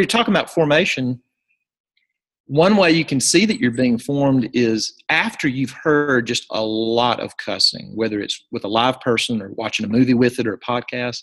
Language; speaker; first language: English; native; English